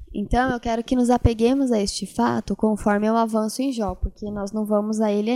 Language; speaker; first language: Portuguese; native; Portuguese